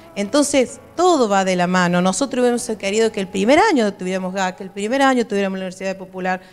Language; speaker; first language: Spanish; native; Spanish